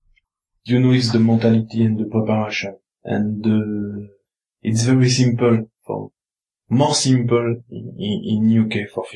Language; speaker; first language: English; non-native, learner; French